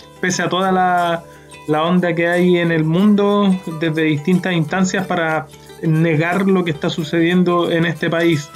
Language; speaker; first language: Spanish; native; Spanish